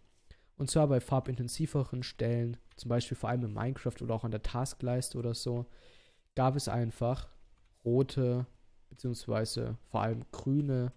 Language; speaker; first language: German; native; German